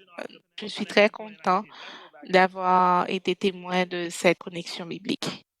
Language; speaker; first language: French; non-native, fluent; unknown